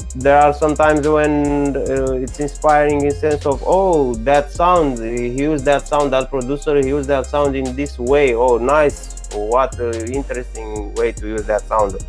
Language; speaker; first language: English; non-native, learner; Romanian